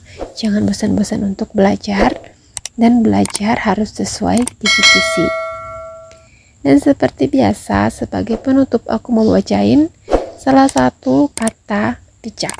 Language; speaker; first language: Indonesian; native; Indonesian